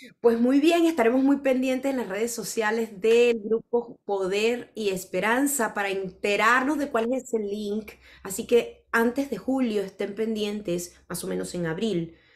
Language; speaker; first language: Spanish; native; Spanish